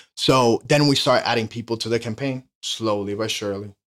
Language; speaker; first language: English; non-native, fluent; Spanish